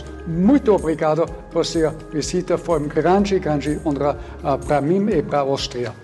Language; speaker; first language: Portuguese; non-native, fluent; German